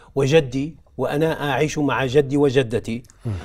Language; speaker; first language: Arabic; native; Arabic